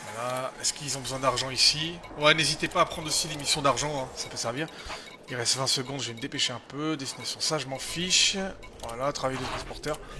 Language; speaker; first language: French; native; French